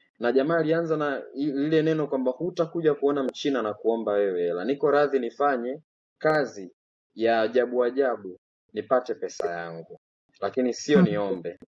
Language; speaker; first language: Swahili; native; Swahili